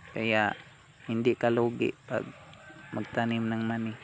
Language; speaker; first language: Filipino; non-native, local second language; Cebuano